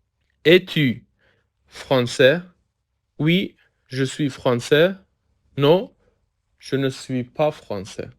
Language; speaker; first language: French; non-native, fluent; Persian